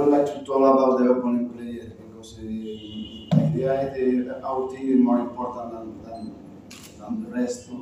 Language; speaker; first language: English; non-native, learner; Spanish